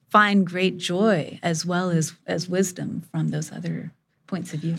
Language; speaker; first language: English; early bilingual, other home language; Bangla